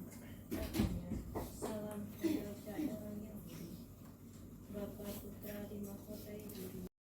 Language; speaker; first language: Indonesian; native; Indonesian